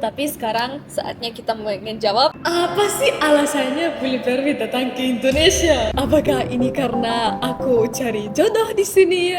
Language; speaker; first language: Indonesian; non-native, fluent; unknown